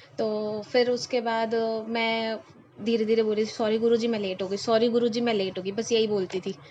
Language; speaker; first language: Hindi; native; Hindi